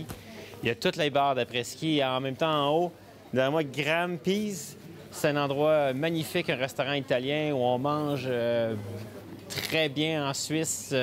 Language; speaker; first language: French; native; French